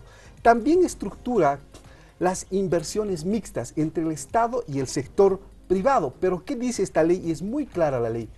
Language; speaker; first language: Spanish; native; Spanish